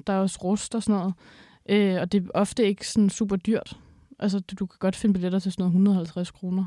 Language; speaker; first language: Danish; native; Danish